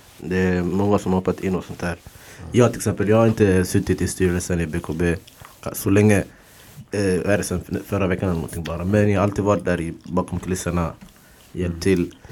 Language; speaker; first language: Swedish; early bilingual, other home language; Somali